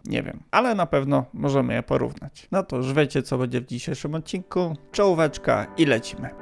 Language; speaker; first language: Polish; native; Polish